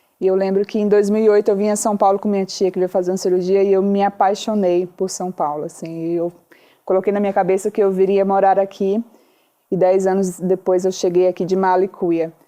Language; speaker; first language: Portuguese; native; Portuguese